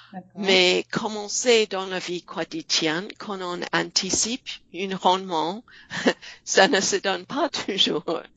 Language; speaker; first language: French; non-native, fluent; English